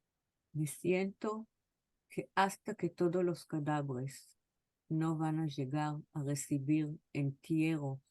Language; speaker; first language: Spanish; non-native, fluent; Hebrew